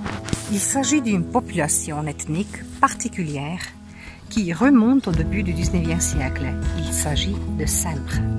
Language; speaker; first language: French; non-native, fluent; Italian